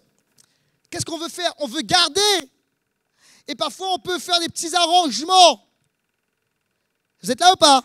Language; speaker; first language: French; native; French